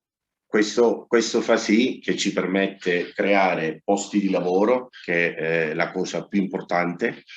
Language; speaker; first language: Italian; non-native, learner; Spanish